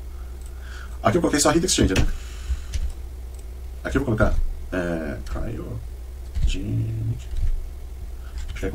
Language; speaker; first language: Portuguese; native; Portuguese